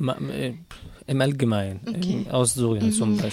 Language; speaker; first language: German; non-native, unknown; Arabic